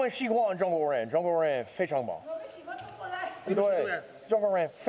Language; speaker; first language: Chinese; non-native, learner; English